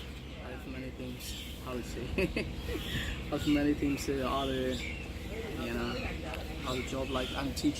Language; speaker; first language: English; non-native, learner; Burmese